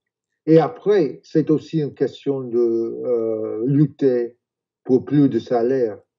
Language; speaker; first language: French; non-native, fluent; English